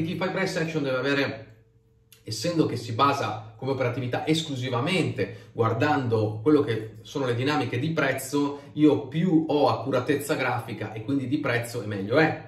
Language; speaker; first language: Italian; native; Italian